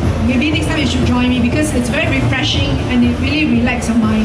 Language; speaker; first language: English; non-native, local second language; Chinese